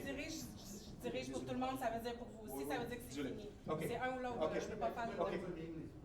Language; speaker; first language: French; native; French